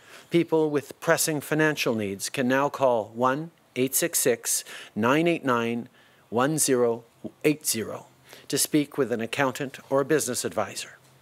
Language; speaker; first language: English; early bilingual, other home language; French